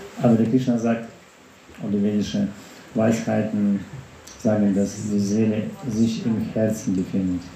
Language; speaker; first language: German; non-native, fluent; Russian